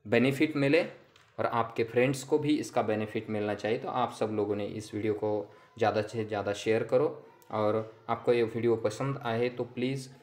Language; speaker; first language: Hindi; non-native, local second language; Marathi